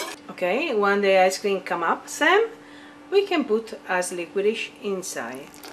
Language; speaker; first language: English; non-native, learner; Italian